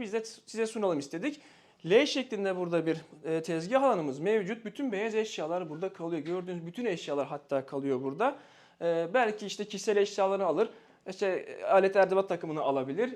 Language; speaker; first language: Turkish; native; Turkish